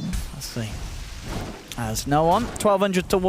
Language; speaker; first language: English; native; English